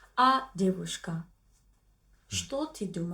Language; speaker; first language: Russian; non-native, learner; English